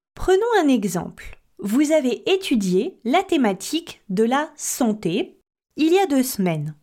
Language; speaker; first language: French; native; French